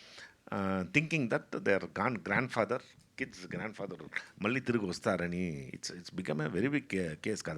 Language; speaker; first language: Telugu; non-native, fluent; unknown